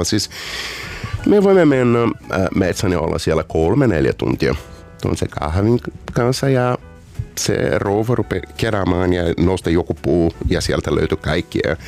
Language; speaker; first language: Finnish; non-native, fluent; Portuguese